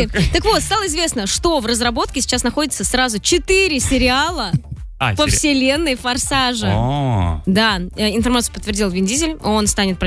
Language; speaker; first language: Russian; native; Russian